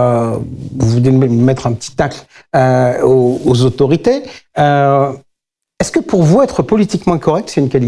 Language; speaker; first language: French; native; French